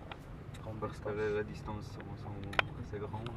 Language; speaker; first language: French; non-native, learner; Polish